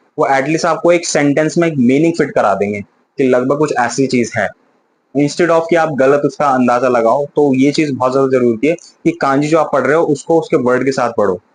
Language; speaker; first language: Hindi; native; Hindi